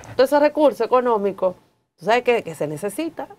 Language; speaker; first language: Spanish; native; Spanish